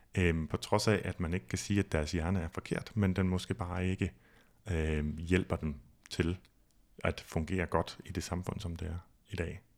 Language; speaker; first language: Danish; native; Danish